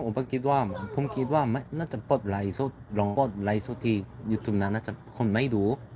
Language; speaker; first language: Thai; non-native, learner; Korean